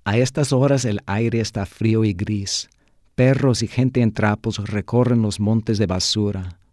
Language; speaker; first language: Spanish; non-native, fluent; English